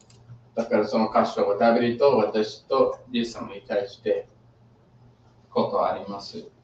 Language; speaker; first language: Japanese; non-native, fluent; English